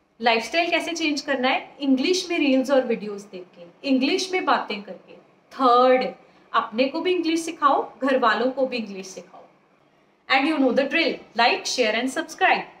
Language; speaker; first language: Hindi; native; Hindi